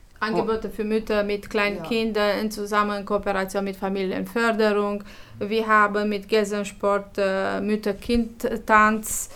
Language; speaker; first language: German; non-native, fluent; Romanian